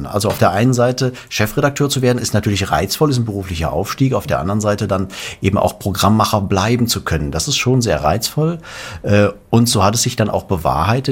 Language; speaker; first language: German; native; German